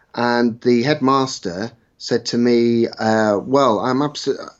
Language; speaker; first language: English; native; English